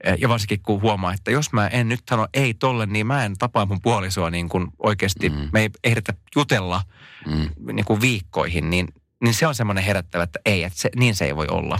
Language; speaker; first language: Finnish; non-native, local second language; Swedish